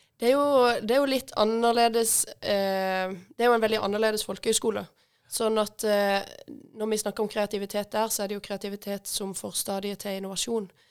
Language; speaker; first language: Norwegian; native; Norwegian